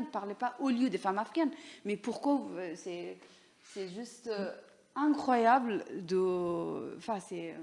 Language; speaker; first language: French; non-native, learner; Persian